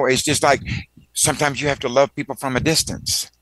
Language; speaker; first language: English; native; English